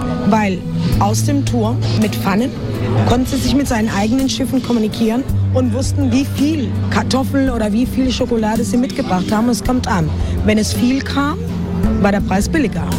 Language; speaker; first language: German; non-native, fluent; Spanish